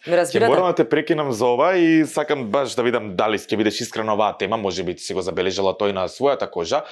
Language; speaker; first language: Macedonian; native; Macedonian